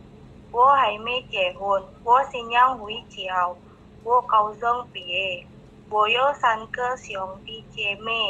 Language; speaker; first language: Chinese; non-native, learner; Indonesian